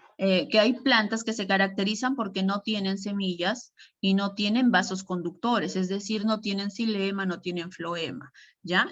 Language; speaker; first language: Spanish; native; Spanish